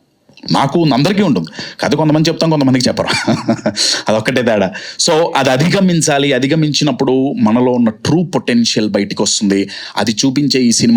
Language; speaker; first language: Telugu; native; Telugu